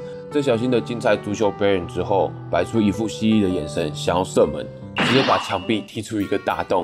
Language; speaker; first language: Chinese; native; Chinese